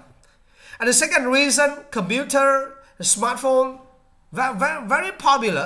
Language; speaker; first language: English; non-native, learner; Vietnamese